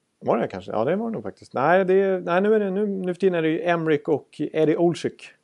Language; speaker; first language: Swedish; native; Swedish